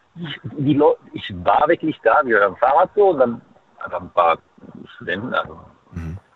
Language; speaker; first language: German; non-native, fluent; Arabic